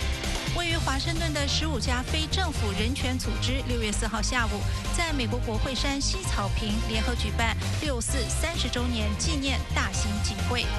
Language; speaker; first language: Chinese; native; Chinese